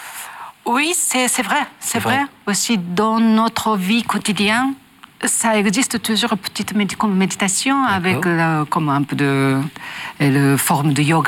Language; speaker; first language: French; non-native, learner; Japanese